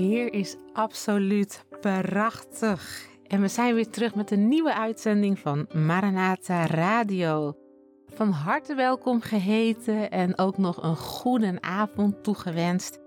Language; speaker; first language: Dutch; native; Dutch